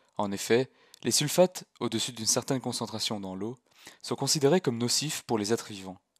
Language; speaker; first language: French; native; French